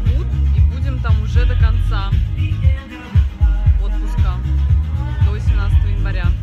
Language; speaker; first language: Russian; native; Russian